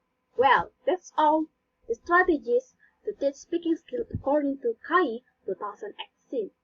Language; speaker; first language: English; non-native, learner; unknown